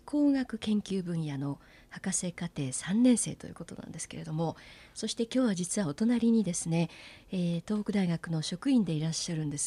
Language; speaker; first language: Japanese; native; Japanese